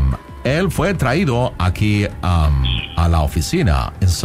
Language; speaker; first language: Spanish; non-native, local second language; English